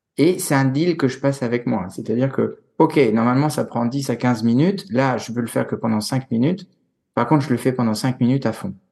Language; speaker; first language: French; native; French